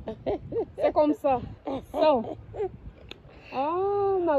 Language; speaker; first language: French; non-native, learner; Kinyarwanda